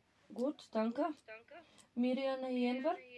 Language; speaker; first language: German; non-native, fluent; Macedonian